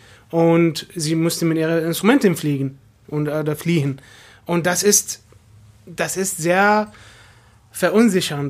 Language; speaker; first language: German; non-native, fluent; Arabic